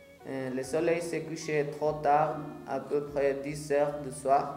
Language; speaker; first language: French; non-native, learner; Spanish